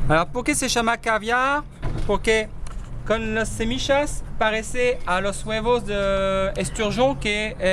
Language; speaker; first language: Spanish; non-native, learner; French